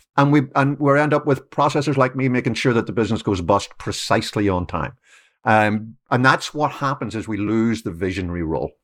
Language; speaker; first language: English; native; English